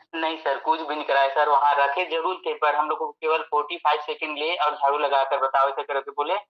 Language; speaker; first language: Hindi; native; Hindi